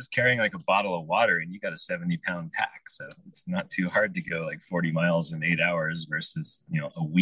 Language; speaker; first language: English; native; English